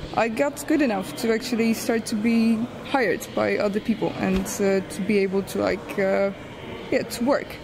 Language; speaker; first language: English; non-native, fluent; Polish